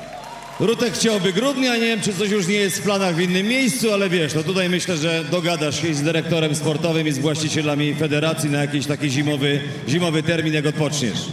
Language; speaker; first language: Polish; native; Polish